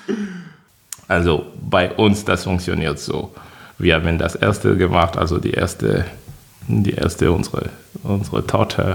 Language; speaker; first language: German; non-native, fluent; French